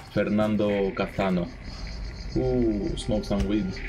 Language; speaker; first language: English; non-native, fluent; Greek